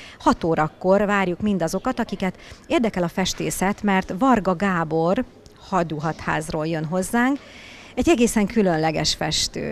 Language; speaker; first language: Hungarian; native; Hungarian